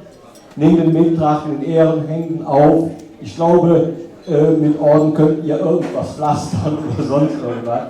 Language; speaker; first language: German; native; German